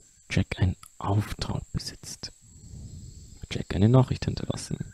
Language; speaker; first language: German; native; German